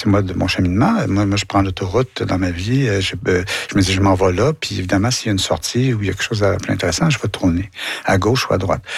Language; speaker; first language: French; native; French